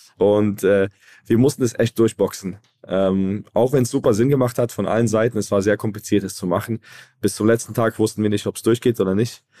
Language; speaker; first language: German; early bilingual, other home language; Croatian